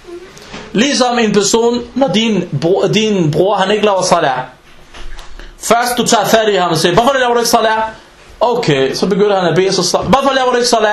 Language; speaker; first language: Danish; non-native, fluent; Arabic